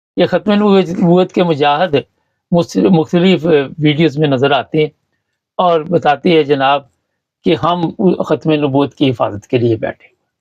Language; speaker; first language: Urdu; native; Urdu